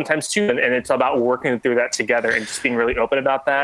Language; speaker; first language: English; native; English